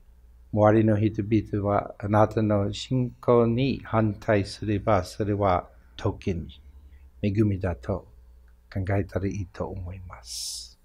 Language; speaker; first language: Japanese; non-native, fluent; English